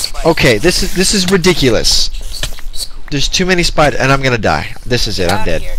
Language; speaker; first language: English; native; English